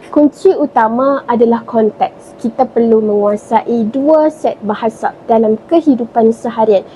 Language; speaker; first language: Malay; native; Malay